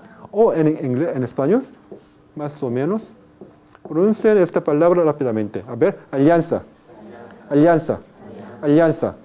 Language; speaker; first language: Spanish; non-native, fluent; Korean